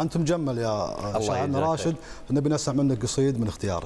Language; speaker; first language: Arabic; native; Arabic